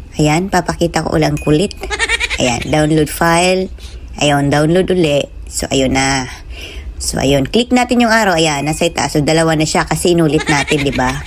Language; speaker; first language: Filipino; non-native, local second language; Cebuano